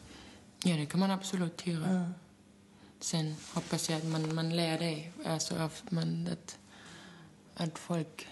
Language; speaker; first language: Swedish; non-native, fluent; German